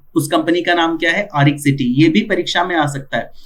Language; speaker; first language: Hindi; non-native, local second language; Marathi